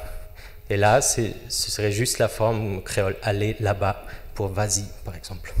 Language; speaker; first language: French; non-native, fluent; German